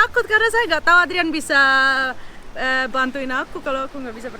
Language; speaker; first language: Indonesian; early bilingual, heritage; Indonesian